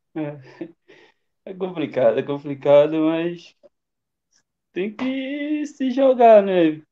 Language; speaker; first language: Portuguese; native; Portuguese